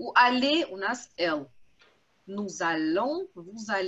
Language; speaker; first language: French; non-native, fluent; Russian